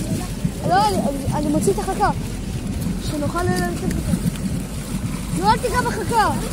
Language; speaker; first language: Hebrew; native; Hebrew